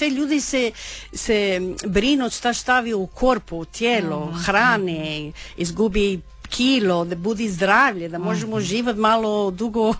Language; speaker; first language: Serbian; early bilingual, heritage; Croatian